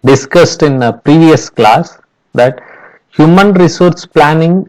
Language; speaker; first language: English; non-native, local second language; Kannada